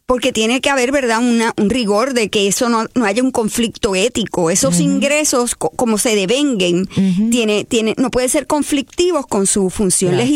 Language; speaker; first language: Spanish; native; Spanish